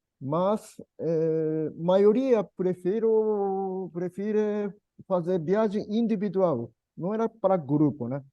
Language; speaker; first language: Portuguese; non-native, learner; Japanese